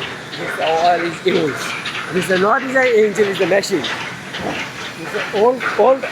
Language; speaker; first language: English; non-native, learner; Bangla